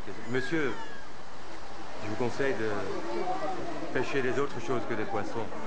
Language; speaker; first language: French; non-native, fluent; Dutch